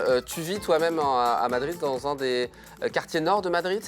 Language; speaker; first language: French; native; French